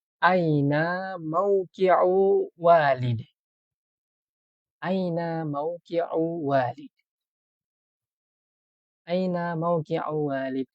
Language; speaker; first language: Arabic; non-native, fluent; Malay